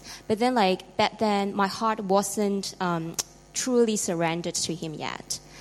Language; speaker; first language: English; non-native, local second language; Cantonese